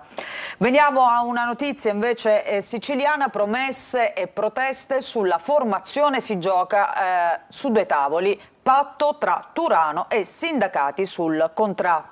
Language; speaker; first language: Italian; native; Italian